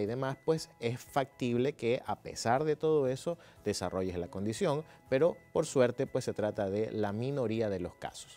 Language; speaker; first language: Spanish; native; Spanish